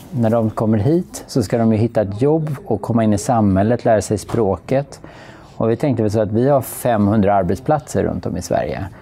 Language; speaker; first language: Swedish; native; Swedish